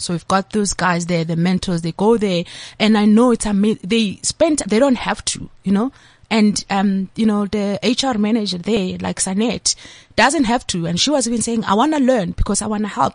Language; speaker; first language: English; non-native, local second language; Zulu